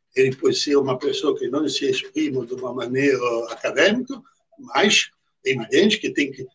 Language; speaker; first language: Portuguese; non-native, fluent; French